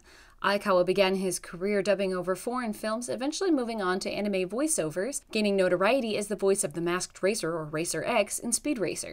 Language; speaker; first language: English; native; English